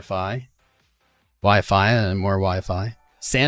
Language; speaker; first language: English; native; English